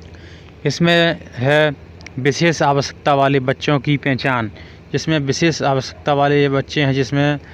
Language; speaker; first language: Hindi; native; Hindi